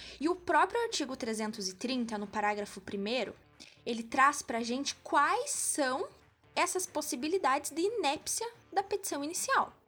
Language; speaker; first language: Portuguese; native; Portuguese